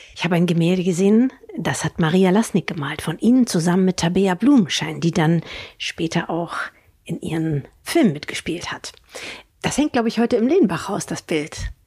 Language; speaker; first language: German; native; German